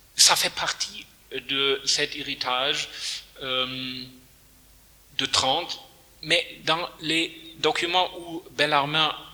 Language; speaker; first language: French; non-native, fluent; German